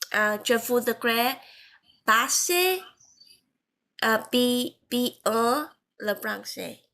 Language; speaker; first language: French; non-native, learner; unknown